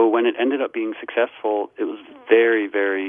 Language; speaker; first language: English; native; English